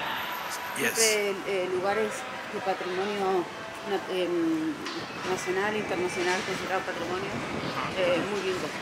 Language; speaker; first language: Spanish; native; Spanish